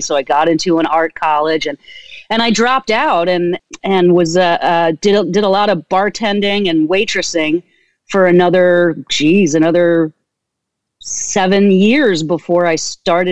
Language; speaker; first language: English; native; English